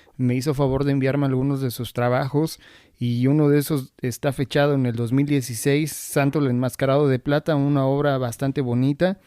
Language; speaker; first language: Spanish; native; Spanish